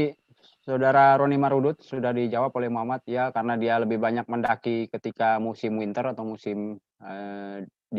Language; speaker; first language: Indonesian; native; Indonesian